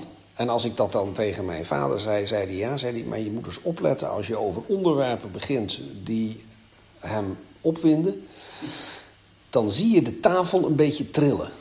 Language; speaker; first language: Dutch; native; Dutch